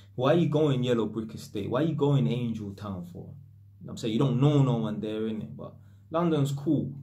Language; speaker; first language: English; native; English